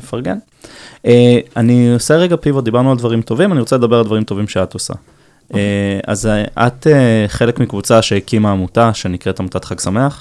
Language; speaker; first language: Hebrew; native; Hebrew